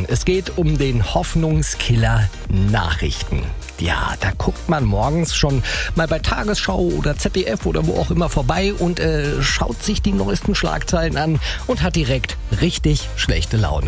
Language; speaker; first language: German; native; German